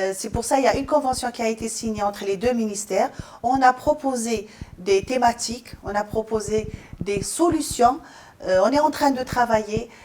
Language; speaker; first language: French; non-native, local second language; Arabic